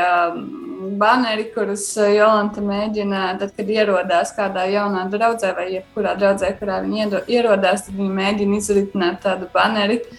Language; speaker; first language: Latvian; native; Latvian